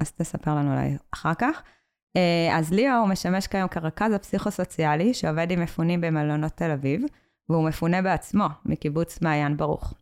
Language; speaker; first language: Hebrew; native; Hebrew